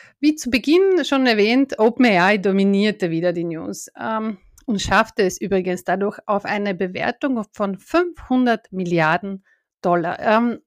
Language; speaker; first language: German; native; German